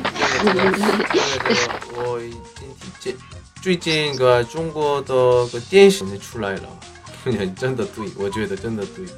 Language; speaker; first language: Chinese; non-native, learner; Korean